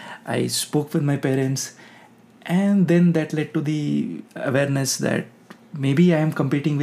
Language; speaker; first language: English; non-native, local second language; Hindi